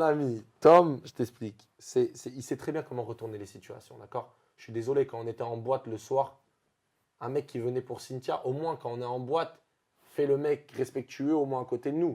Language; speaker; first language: French; native; French